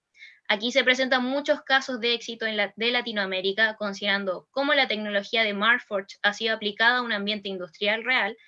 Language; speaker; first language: Spanish; native; Spanish